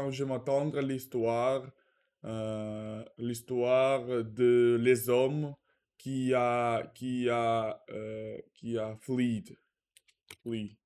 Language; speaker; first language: French; non-native, learner; Russian